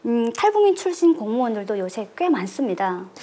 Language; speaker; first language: Korean; native; Korean